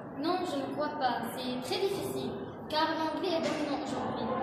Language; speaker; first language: French; non-native, local second language; Arabic